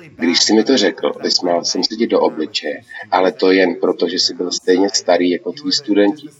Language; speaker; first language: Czech; non-native, fluent; English